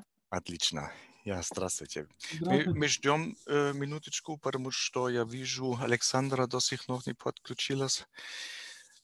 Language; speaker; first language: Russian; non-native, learner; German